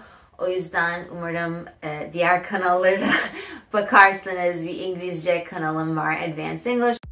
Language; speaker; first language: Turkish; non-native, fluent; English